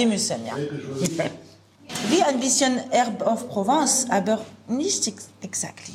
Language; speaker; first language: German; non-native, learner; French